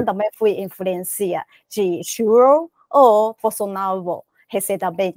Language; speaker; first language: Portuguese; non-native, learner; Chinese